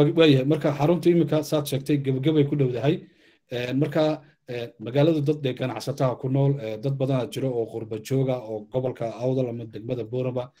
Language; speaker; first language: Somali; native; Somali